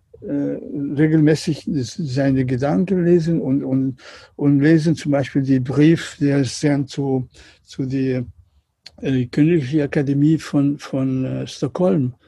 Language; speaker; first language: German; non-native, learner; Catalan